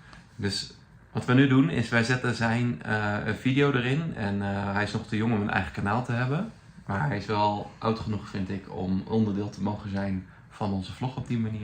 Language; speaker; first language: Dutch; native; Dutch